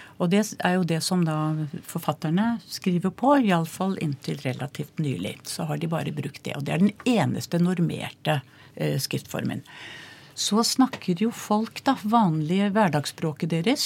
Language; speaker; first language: Norwegian; native; Norwegian